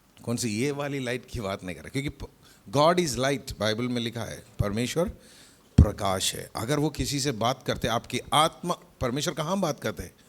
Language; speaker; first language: Hindi; non-native, local second language; Malayalam